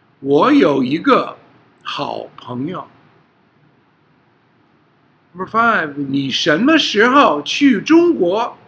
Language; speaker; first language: Chinese; non-native, fluent; English